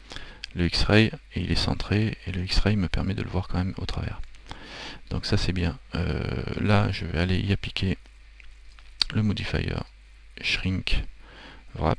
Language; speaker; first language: French; native; French